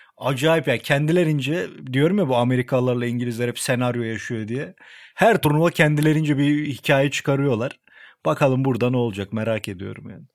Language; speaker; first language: Turkish; native; Turkish